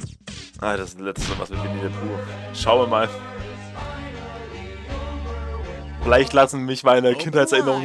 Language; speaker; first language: German; native; German